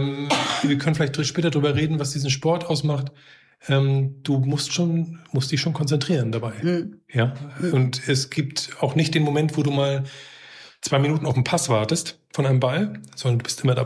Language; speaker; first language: German; native; German